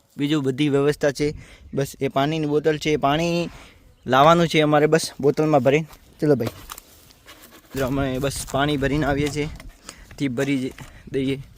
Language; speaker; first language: Gujarati; native; Gujarati